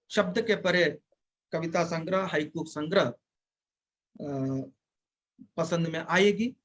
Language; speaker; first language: Hindi; non-native, local second language; Telugu